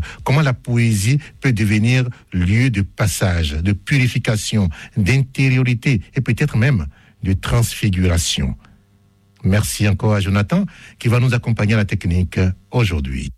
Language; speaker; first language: French; native; French